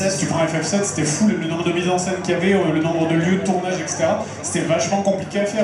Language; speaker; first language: French; native; French